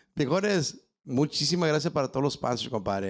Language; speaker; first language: Spanish; early bilingual, other home language; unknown